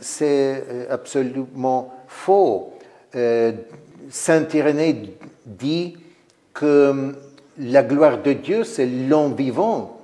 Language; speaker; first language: French; non-native, fluent; Ukrainian